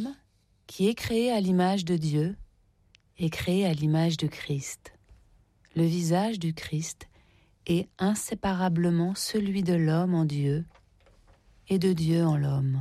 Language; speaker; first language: French; native; French